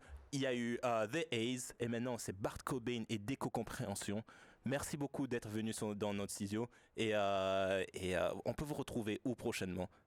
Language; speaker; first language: French; native; French